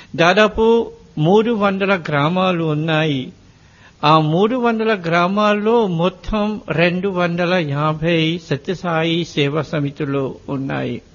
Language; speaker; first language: Telugu; non-native, fluent; Morisyen